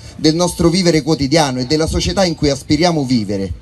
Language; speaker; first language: Italian; native; Italian